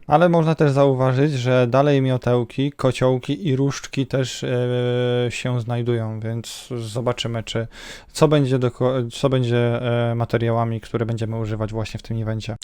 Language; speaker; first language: Polish; native; Polish